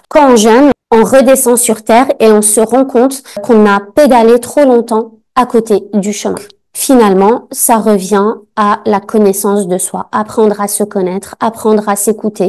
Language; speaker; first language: French; native; French